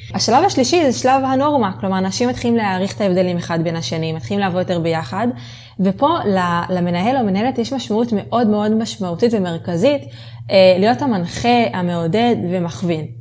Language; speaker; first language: Hebrew; native; Hebrew